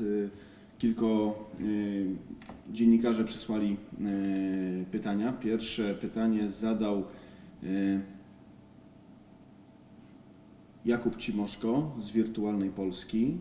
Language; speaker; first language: Polish; native; Polish